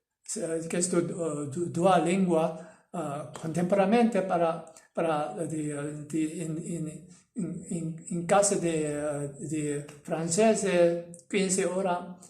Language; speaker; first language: Italian; non-native, learner; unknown